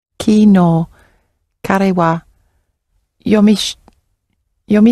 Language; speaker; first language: Japanese; non-native, learner; English